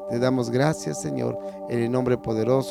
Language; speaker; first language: Spanish; native; Spanish